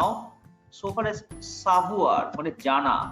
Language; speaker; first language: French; non-native, fluent; Bangla